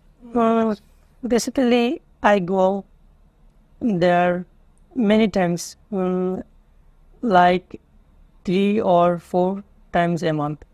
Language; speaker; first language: English; non-native, learner; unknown